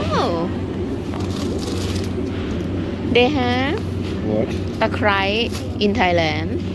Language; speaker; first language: English; non-native, learner; Thai